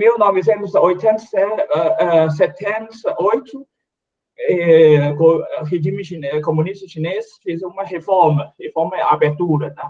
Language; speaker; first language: Portuguese; non-native, fluent; Chinese